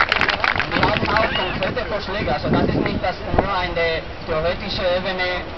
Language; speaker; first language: German; non-native, learner; Spanish